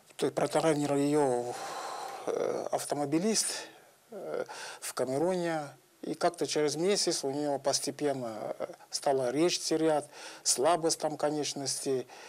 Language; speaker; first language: Russian; non-native, fluent; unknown